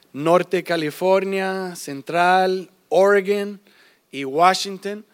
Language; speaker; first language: Spanish; early bilingual, heritage; English